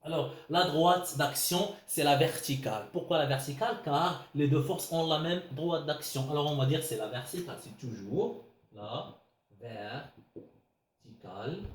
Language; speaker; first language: French; non-native, local second language; Arabic